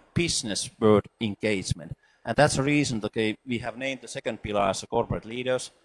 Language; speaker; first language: English; non-native, fluent; Finnish